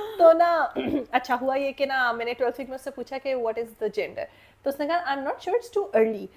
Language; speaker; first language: Urdu; native; Urdu